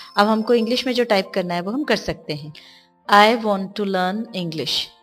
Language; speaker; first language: Hindi; native; Hindi